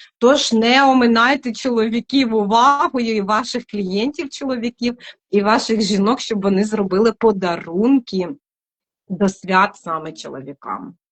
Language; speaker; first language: Ukrainian; non-native, local second language; Russian